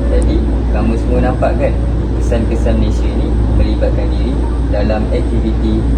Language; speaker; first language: Malay; native; Malay